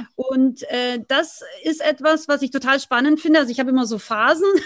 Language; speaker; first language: German; native; German